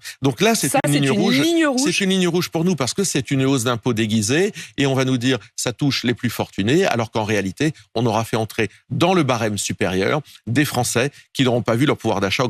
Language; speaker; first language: French; native; French